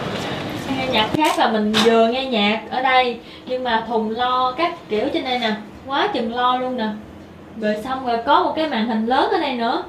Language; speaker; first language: Vietnamese; native; Vietnamese